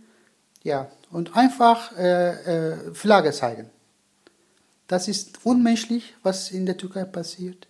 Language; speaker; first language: German; non-native, learner; Turkish